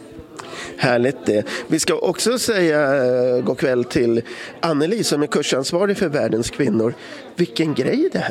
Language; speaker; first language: Swedish; native; Swedish